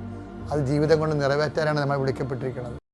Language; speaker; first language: Malayalam; native; Malayalam